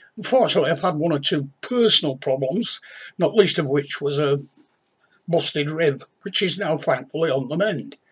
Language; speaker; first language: English; native; English